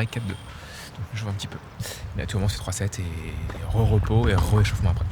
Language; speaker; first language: French; native; French